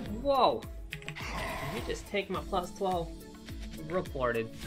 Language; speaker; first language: English; native; English